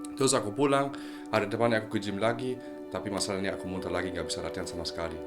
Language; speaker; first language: Indonesian; early bilingual, heritage; German